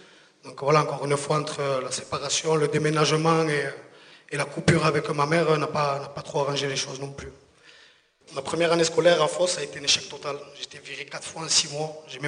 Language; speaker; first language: French; native; French